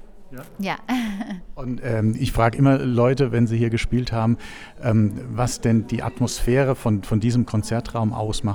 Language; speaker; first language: German; native; German